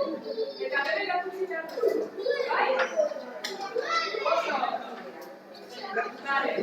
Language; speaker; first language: Basque; non-native, local second language; Spanish